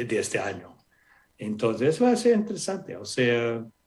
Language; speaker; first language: Spanish; non-native, fluent; English